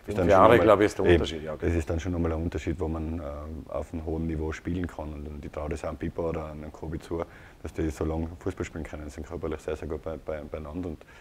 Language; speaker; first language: German; native; German